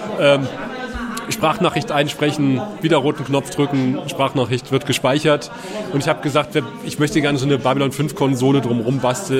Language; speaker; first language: German; native; German